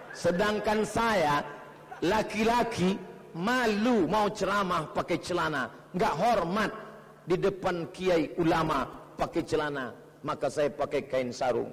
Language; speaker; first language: Indonesian; native; Indonesian